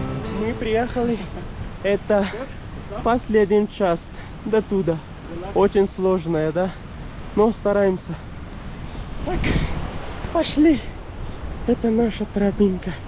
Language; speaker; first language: Russian; non-native, learner; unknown